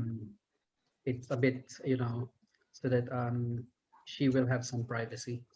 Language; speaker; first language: English; non-native, fluent; Thai